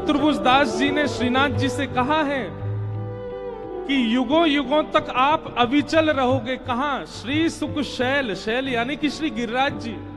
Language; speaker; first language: Hindi; native; Hindi